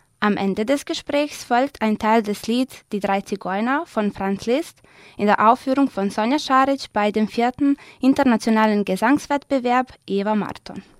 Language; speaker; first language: German; non-native, fluent; Serbian